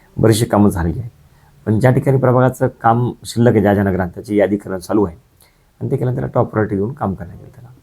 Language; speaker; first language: Marathi; native; Marathi